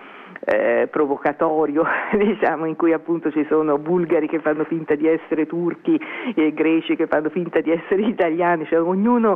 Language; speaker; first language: Italian; native; Italian